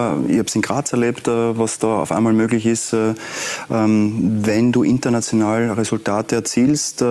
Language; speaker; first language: German; native; German